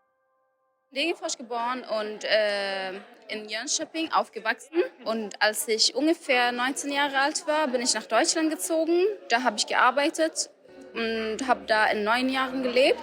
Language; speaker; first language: German; non-native, fluent; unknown